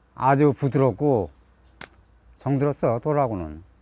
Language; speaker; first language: Korean; native; Korean